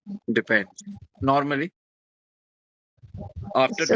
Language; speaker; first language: English; non-native, fluent; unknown